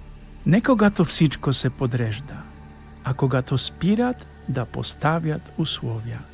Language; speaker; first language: Bulgarian; non-native, fluent; Polish